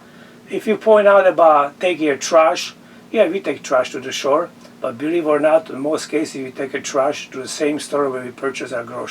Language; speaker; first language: English; non-native, fluent; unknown